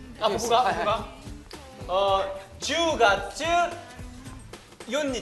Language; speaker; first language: Japanese; non-native, learner; Korean